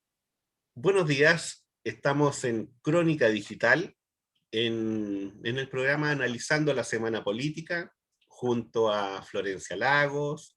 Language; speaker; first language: Spanish; native; Spanish